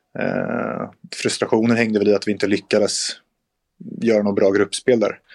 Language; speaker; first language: Swedish; native; Swedish